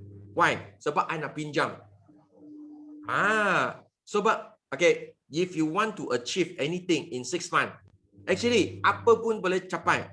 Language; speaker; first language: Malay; non-native, local second language; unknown